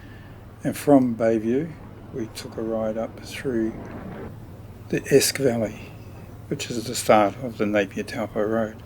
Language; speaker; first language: English; native; English